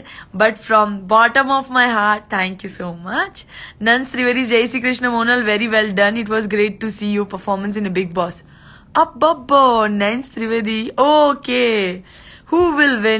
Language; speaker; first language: Telugu; non-native, learner; Gujarati